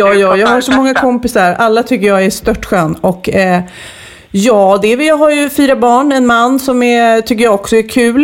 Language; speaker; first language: Swedish; native; Swedish